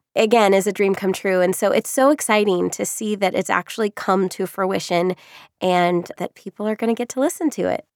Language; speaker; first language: English; native; English